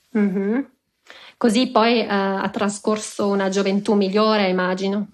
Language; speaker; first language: Italian; non-native, local second language; German